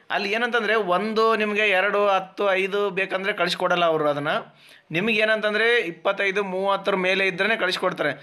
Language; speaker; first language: Kannada; native; Kannada